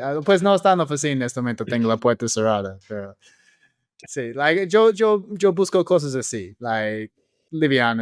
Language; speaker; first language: Spanish; non-native, fluent; English